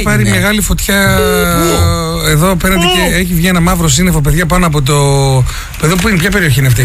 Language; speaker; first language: Greek; native; Greek